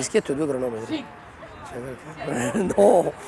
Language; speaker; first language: Italian; native; Italian